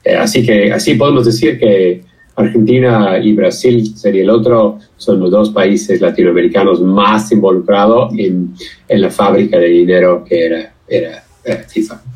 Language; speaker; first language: Spanish; non-native, fluent; English